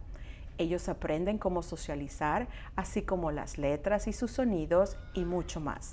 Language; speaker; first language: Spanish; native; Spanish